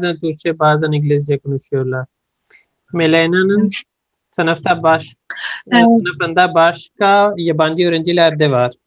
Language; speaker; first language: Turkish; non-native, fluent; Urdu